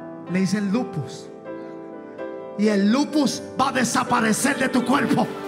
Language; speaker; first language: Spanish; native; Spanish